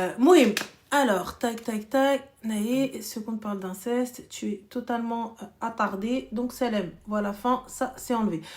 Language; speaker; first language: French; early bilingual, other home language; Arabic